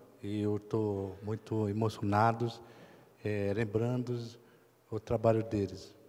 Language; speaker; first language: Portuguese; non-native, local second language; Kayapó